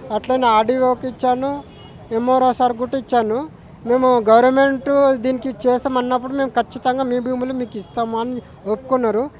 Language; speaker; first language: Telugu; native; Telugu